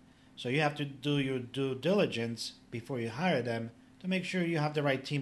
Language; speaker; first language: English; non-native, fluent; Polish